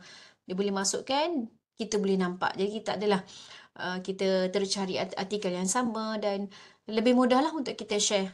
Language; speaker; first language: Malay; native; Malay